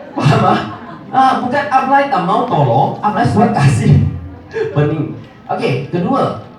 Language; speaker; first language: Malay; non-native, local second language; Min Nan Chinese